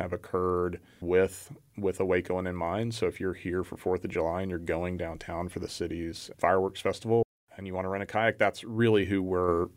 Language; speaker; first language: English; native; English